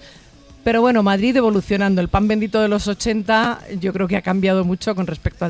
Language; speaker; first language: Spanish; native; Spanish